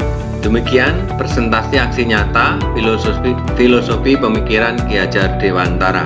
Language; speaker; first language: Indonesian; native; Indonesian